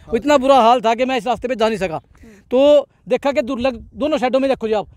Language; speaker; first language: Hindi; native; Hindi